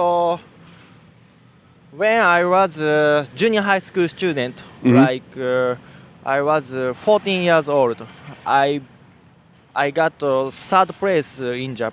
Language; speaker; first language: English; non-native, learner; Japanese